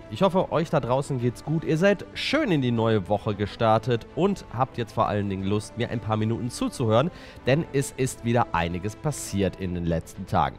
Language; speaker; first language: German; native; German